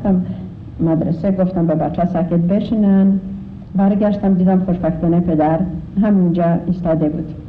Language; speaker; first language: Persian; non-native, fluent; Polish